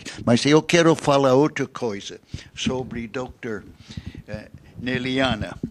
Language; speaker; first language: Portuguese; non-native, fluent; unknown